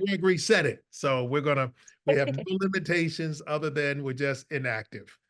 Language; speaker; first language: English; native; English